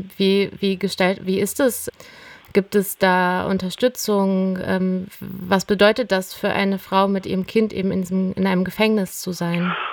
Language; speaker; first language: German; native; German